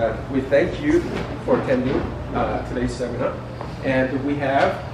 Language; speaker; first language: English; non-native, fluent; Korean